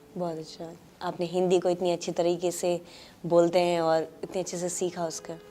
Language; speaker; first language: Hindi; native; Hindi